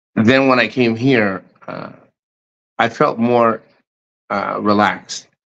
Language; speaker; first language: English; native; English